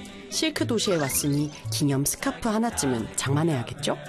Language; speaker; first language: Korean; native; Korean